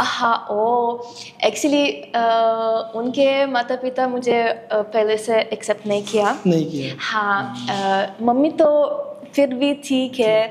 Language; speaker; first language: Hindi; non-native, fluent; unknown